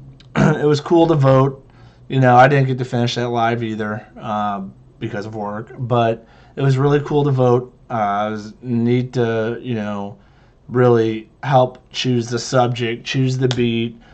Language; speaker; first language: English; native; English